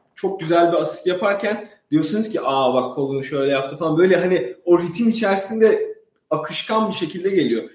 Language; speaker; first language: Turkish; native; Turkish